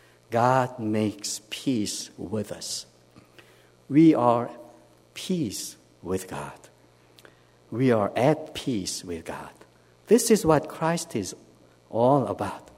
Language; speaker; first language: English; non-native, fluent; Korean